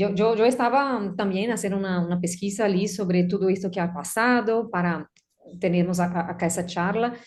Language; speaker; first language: Spanish; non-native, learner; Portuguese